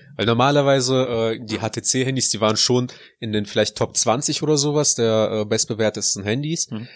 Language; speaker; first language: German; early bilingual, other home language; Russian